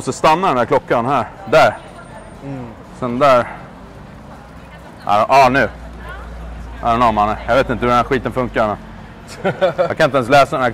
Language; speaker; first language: Swedish; native; Swedish